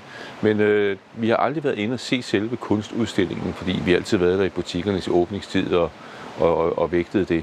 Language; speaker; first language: Danish; native; Danish